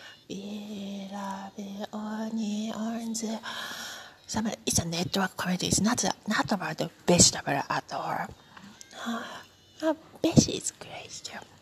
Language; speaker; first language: English; non-native, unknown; Japanese